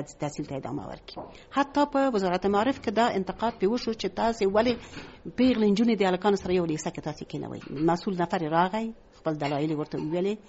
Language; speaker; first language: Pashto; non-native, local second language; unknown